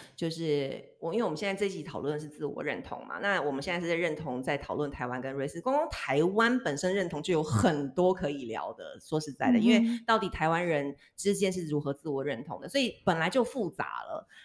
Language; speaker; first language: Chinese; native; Chinese